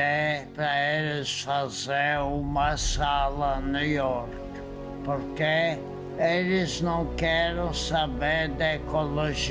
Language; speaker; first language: Portuguese; non-native, fluent; Polish